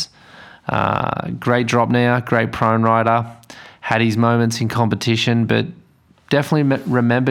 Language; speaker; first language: English; native; English